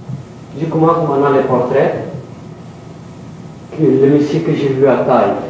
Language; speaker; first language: French; non-native, learner; Spanish